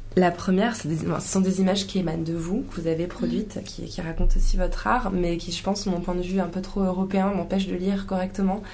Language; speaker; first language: French; native; French